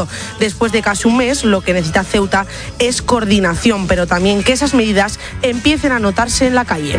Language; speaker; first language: Spanish; native; Spanish